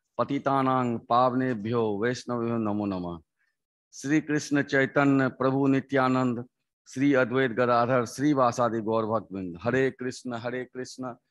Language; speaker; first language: Hindi; native; Hindi